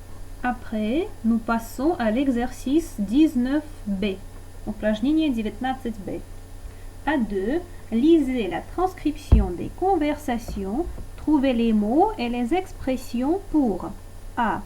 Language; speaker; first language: French; non-native, fluent; Russian